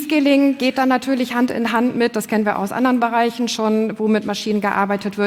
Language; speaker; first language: German; native; German